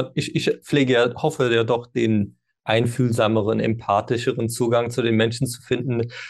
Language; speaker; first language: German; non-native, fluent; English